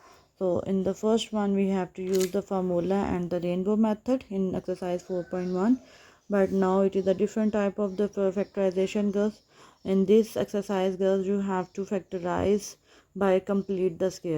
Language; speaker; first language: English; non-native, local second language; Urdu